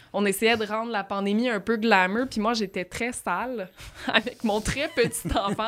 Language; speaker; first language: French; native; French